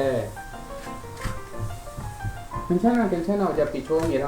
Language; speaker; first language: Korean; non-native, fluent; Malay